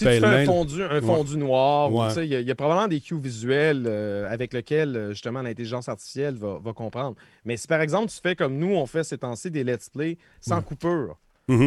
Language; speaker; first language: French; native; French